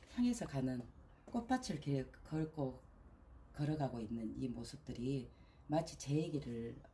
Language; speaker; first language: Korean; native; Korean